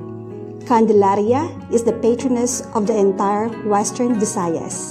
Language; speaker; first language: English; non-native, local second language; Filipino